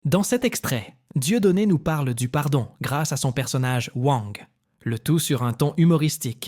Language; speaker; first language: French; native; French